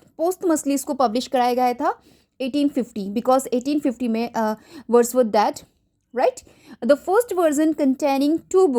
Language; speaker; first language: English; non-native, local second language; Hindi